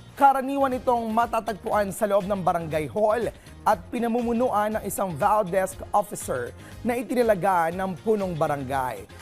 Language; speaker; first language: Filipino; native; Filipino